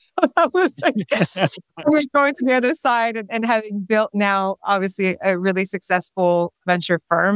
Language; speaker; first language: English; non-native, fluent; French